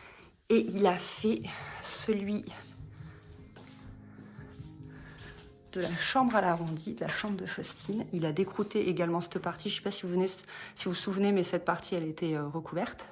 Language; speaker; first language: French; native; French